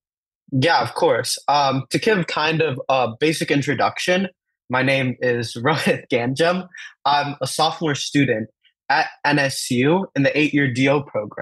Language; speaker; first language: English; early bilingual, other home language; Telugu